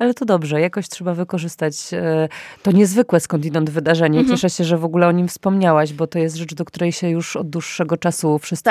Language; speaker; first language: Polish; native; Polish